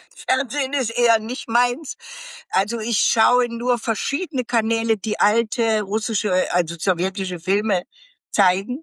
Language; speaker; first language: German; native; German